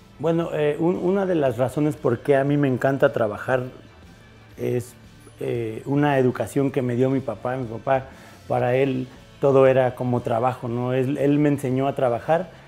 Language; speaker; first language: Spanish; native; Spanish